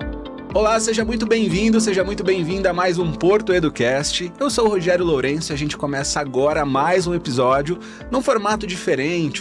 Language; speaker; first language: Portuguese; native; Portuguese